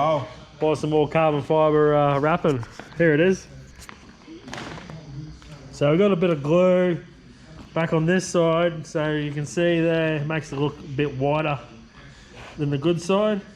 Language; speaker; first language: English; native; English